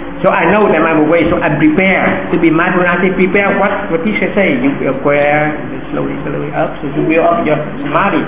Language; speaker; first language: English; non-native, learner; Vietnamese